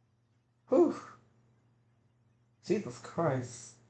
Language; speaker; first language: English; native; English